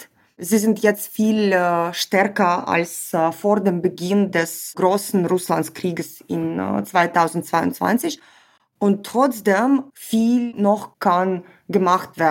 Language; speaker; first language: German; non-native, fluent; Ukrainian